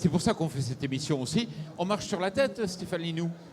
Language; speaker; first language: French; native; French